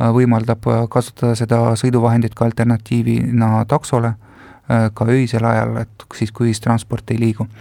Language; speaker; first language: Estonian; non-native, local second language; Russian